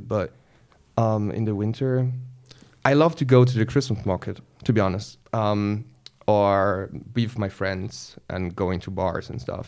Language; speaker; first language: English; non-native, fluent; German